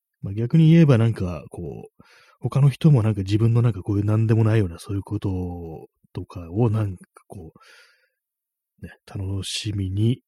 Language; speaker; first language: Japanese; native; Japanese